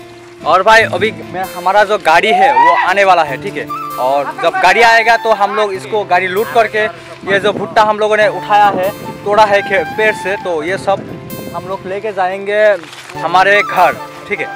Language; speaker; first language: Hindi; non-native, local second language; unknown